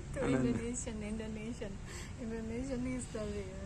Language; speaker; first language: English; non-native, fluent; Indonesian